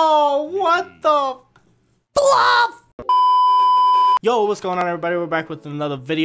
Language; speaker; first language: English; native; English